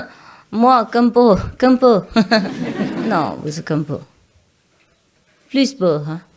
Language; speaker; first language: French; non-native, learner; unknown